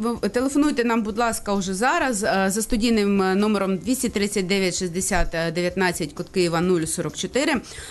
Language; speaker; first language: Ukrainian; native; Ukrainian